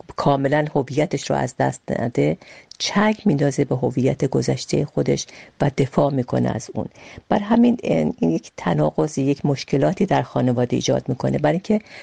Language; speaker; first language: Persian; native; Persian